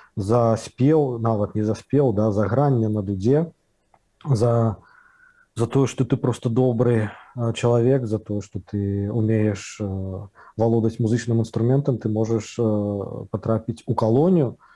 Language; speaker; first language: Belarusian; non-native, local second language; Russian